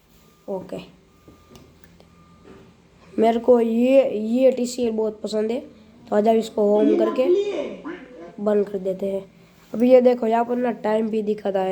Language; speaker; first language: Hindi; non-native, local second language; Gujarati